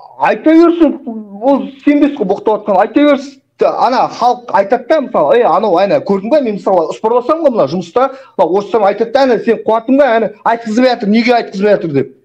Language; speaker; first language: Kazakh; native; Kazakh